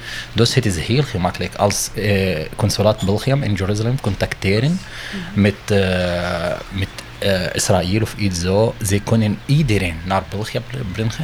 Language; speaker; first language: Dutch; non-native, learner; Arabic